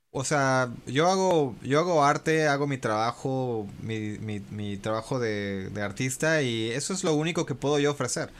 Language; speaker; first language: Spanish; early bilingual, heritage; Spanish